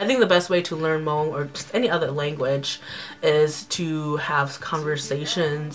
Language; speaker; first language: English; early bilingual, other home language; Hmong